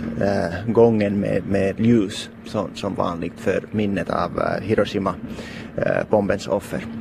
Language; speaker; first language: Swedish; non-native, local second language; Finnish